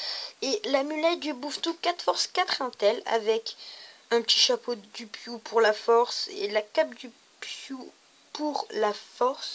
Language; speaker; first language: French; native; French